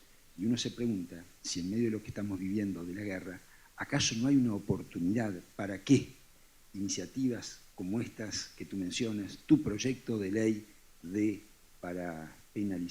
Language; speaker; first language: Spanish; native; Spanish